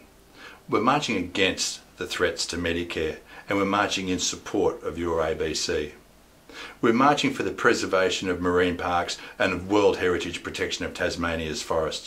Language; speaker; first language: English; native; English